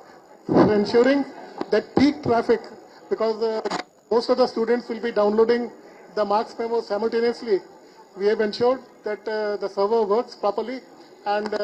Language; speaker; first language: English; non-native, local second language; Telugu